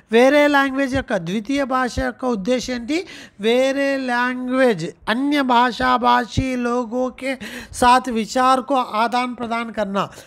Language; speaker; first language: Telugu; non-native, local second language; Urdu